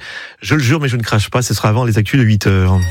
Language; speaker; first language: French; native; French